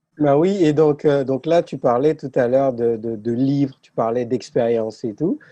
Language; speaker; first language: French; native; French